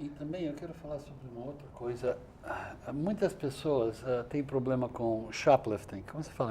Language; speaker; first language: Portuguese; non-native, fluent; English